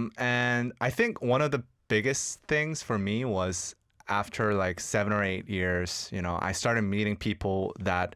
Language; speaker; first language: English; early bilingual, other home language; Korean